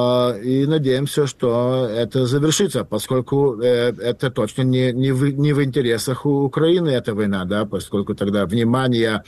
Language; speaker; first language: Russian; non-native, fluent; Lithuanian